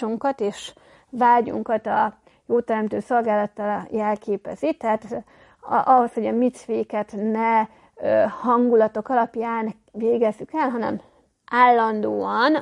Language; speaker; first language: Hungarian; native; Hungarian